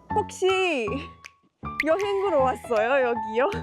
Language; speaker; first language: Korean; non-native, learner; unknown